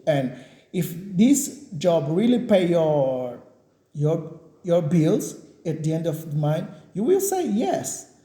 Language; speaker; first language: English; non-native, learner; Portuguese